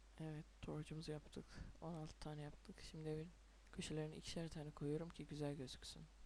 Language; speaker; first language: Turkish; native; Turkish